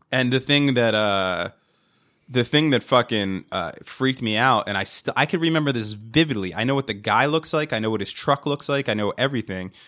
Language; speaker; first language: English; native; English